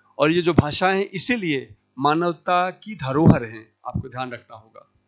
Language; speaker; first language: Hindi; native; Hindi